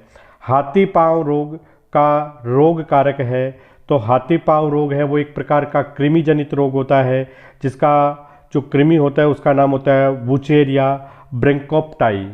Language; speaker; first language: Hindi; native; Hindi